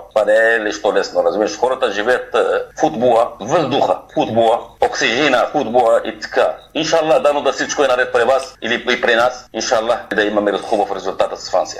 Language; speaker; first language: Bulgarian; non-native, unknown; Arabic